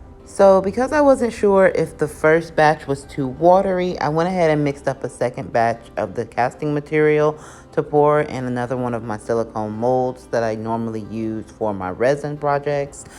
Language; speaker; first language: English; native; English